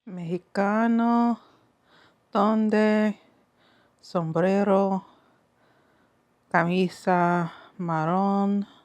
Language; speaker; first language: Spanish; non-native, learner; English